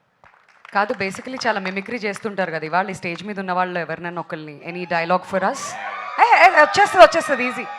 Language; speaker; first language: Telugu; native; Telugu